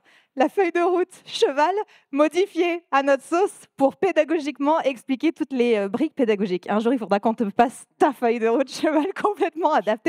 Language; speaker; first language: French; native; French